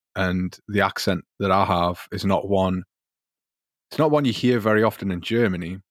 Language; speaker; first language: English; native; English